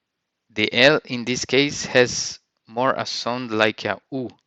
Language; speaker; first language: English; non-native, fluent; Portuguese